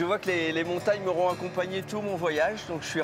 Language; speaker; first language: French; native; French